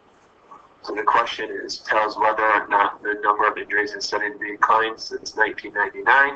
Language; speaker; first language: English; native; English